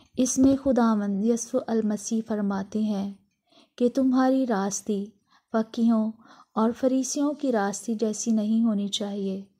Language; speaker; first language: Urdu; non-native, local second language; Punjabi